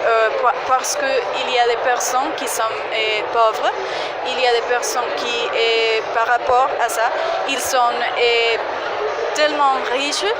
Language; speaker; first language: French; non-native, fluent; Spanish